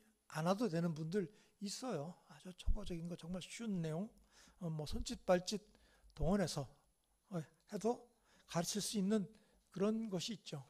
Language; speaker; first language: Korean; native; Korean